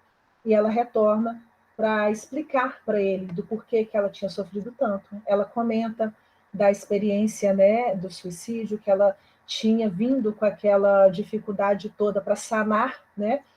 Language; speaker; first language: Portuguese; native; Portuguese